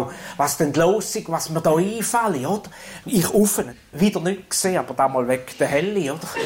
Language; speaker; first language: German; native; German